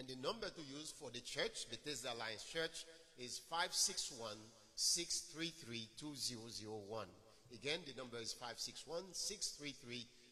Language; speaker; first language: English; non-native, fluent; Haitian Creole